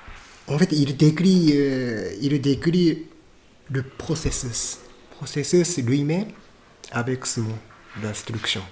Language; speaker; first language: French; non-native, fluent; Japanese